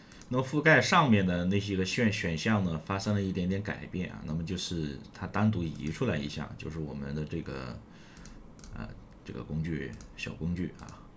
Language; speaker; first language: Chinese; native; Chinese